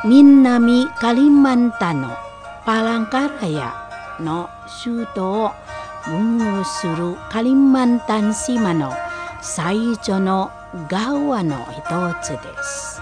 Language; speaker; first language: Japanese; non-native, fluent; Indonesian